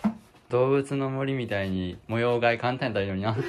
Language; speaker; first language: Japanese; native; Japanese